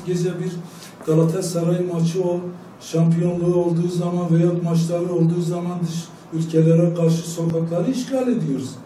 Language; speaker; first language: Turkish; non-native, local second language; Kurdish